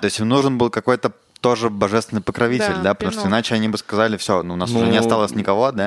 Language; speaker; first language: Russian; native; Russian